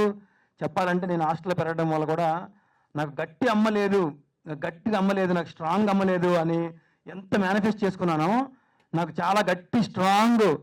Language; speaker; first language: Telugu; native; Telugu